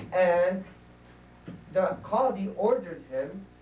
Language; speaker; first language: English; non-native, fluent; Arabic